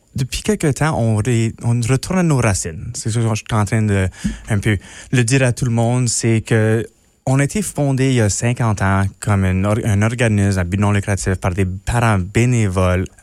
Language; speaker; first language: French; non-native, local second language; English